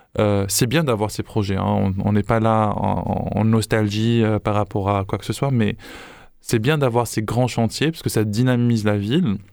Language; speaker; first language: French; non-native, local second language; Arabic